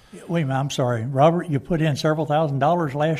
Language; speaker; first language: English; native; English